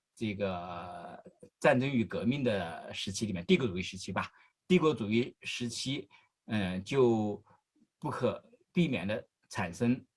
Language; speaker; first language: Chinese; native; Chinese